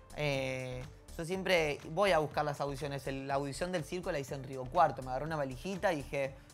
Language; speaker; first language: Spanish; native; Spanish